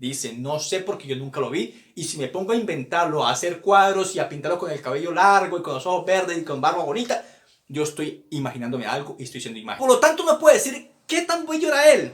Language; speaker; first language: Spanish; native; Spanish